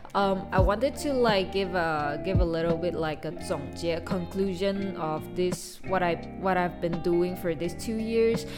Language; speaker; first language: English; non-native, local second language; Chinese